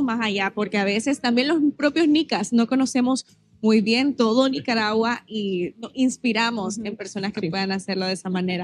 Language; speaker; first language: Spanish; native; Spanish